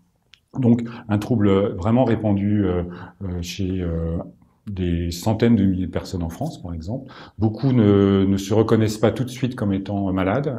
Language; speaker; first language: French; native; French